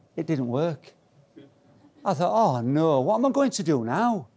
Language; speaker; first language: English; native; English